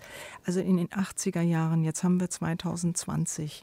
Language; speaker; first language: German; native; German